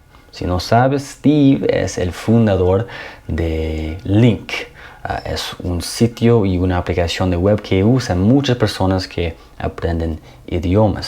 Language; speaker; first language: Spanish; non-native, fluent; English